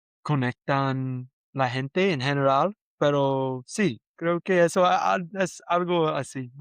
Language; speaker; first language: Spanish; non-native, learner; English